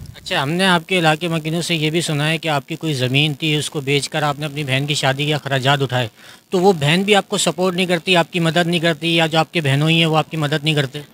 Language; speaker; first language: Urdu; native; Urdu